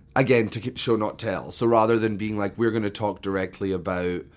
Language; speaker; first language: English; native; English